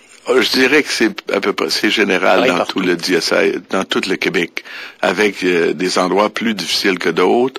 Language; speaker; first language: French; native; French